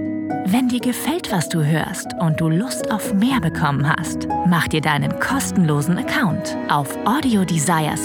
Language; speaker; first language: German; native; German